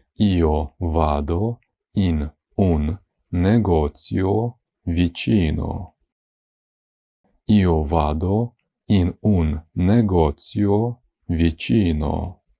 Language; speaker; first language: Italian; non-native, fluent; Ukrainian